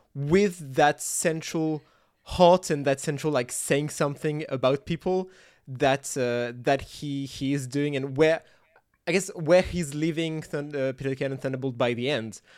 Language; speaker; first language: English; non-native, fluent; French